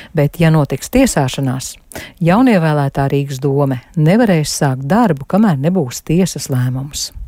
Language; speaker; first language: Latvian; native; Latvian